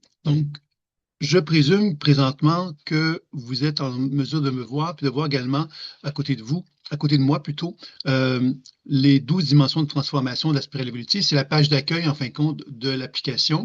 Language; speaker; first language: French; native; French